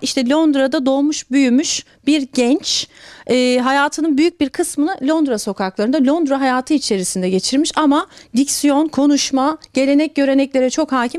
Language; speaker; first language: Turkish; native; Turkish